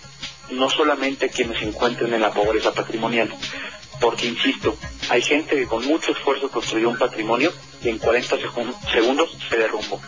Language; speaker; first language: Spanish; native; Spanish